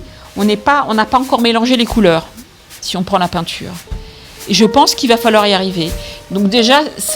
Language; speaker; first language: French; native; French